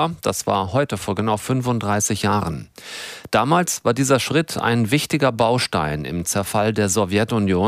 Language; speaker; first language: German; native; German